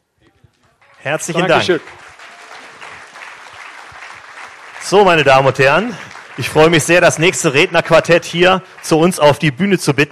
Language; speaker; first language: German; native; German